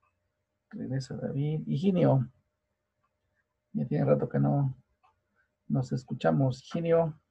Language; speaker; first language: Spanish; native; Spanish